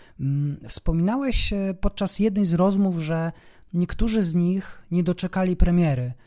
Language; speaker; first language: Polish; native; Polish